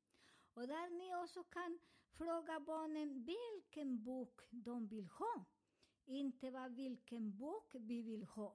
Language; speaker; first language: Swedish; non-native, learner; Spanish